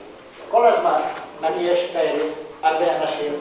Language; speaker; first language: Hebrew; non-native, learner; Greek